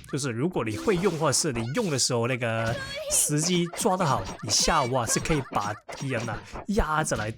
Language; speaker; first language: Chinese; non-native, local second language; Cantonese